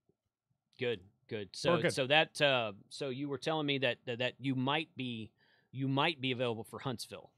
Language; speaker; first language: English; native; English